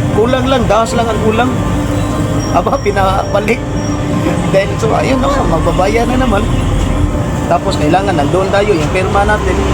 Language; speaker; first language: Filipino; non-native, local second language; Cebuano